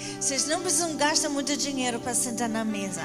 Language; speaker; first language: Portuguese; non-native, fluent; English